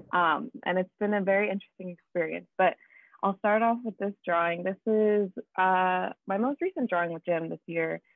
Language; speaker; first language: English; native; English